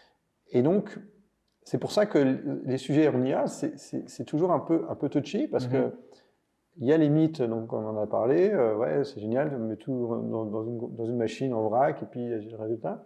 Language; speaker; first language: French; native; French